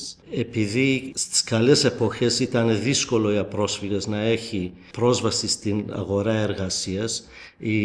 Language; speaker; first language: Greek; non-native, fluent; Kurdish